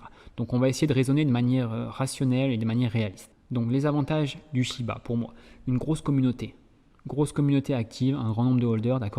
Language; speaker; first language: French; native; French